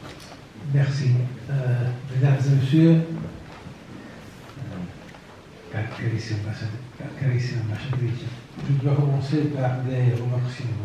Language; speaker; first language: French; non-native, fluent; Italian